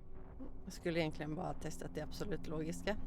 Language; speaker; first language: Swedish; native; Swedish